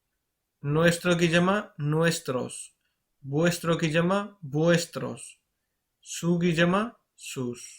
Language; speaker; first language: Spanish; non-native, fluent; Urdu